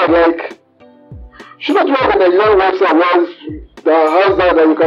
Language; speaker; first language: English; non-native, local second language; Yoruba